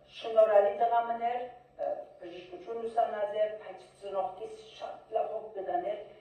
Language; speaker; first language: Armenian; early bilingual, heritage; Armenian